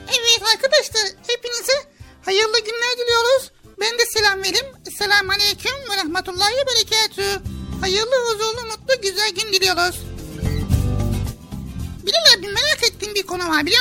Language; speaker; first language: Turkish; native; Turkish